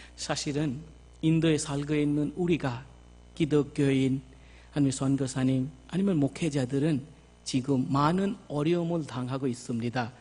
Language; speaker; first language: Korean; non-native, fluent; Bangla